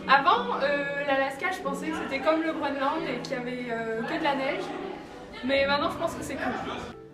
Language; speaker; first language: French; non-native, fluent; English